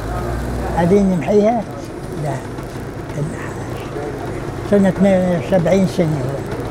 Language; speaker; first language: Arabic; native; Arabic